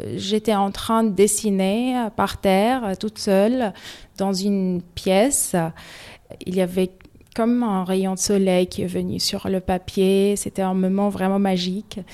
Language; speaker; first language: French; non-native, fluent; Arabic